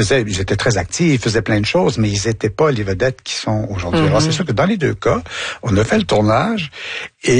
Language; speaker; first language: French; native; French